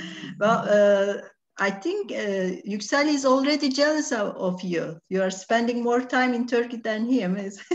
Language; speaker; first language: English; non-native, fluent; Turkish